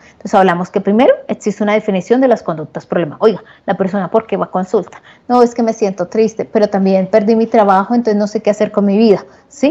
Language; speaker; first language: Spanish; native; Spanish